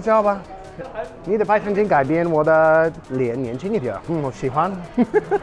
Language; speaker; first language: Chinese; non-native, learner; English